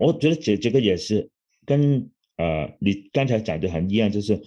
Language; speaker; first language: Chinese; non-native, local second language; Cantonese